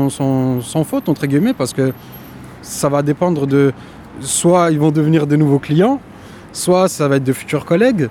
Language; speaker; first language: French; native; French